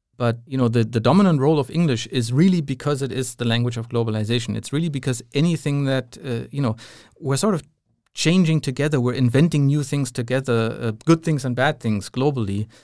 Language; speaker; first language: English; non-native, fluent; German